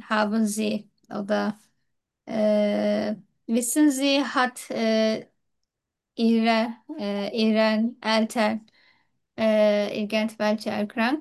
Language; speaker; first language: German; non-native, learner; Turkish